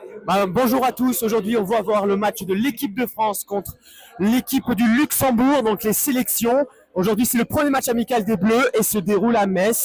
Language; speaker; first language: French; native; French